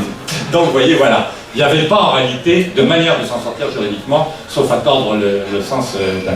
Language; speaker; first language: French; native; French